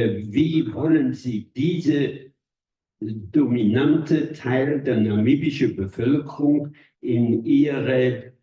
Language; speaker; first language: German; non-native, fluent; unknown